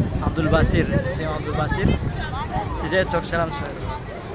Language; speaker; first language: Turkish; non-native, learner; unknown